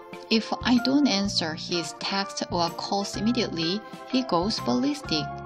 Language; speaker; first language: English; non-native, fluent; Korean